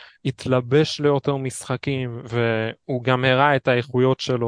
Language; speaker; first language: Hebrew; native; Hebrew